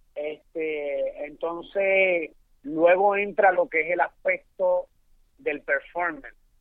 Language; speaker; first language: Spanish; native; Spanish